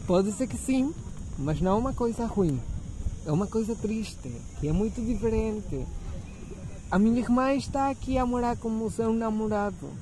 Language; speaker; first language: Portuguese; non-native, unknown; Spanish